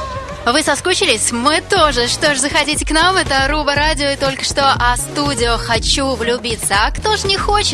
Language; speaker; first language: Russian; native; Russian